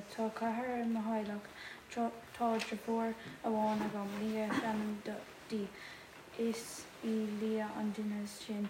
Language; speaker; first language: Irish; non-native, local second language; English